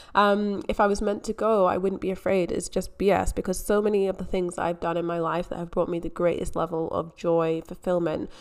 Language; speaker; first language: English; native; English